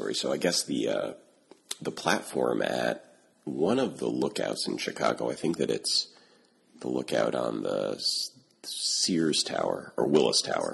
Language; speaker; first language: English; native; English